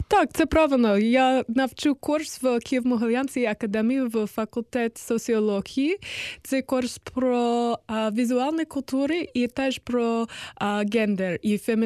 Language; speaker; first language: Ukrainian; non-native, learner; English